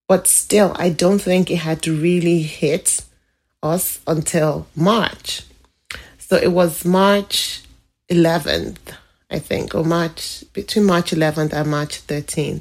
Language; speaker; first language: English; non-native, local second language; Igbo